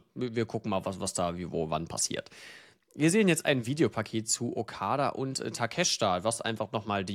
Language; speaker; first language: German; native; German